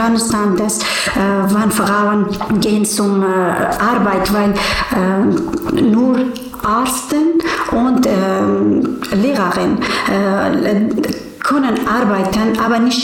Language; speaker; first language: German; non-native, learner; Persian